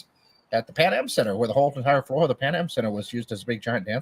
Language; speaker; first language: English; native; English